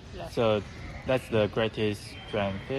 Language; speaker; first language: English; non-native, learner; Chinese